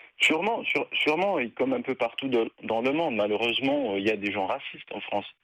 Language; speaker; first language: French; non-native, local second language; Arabic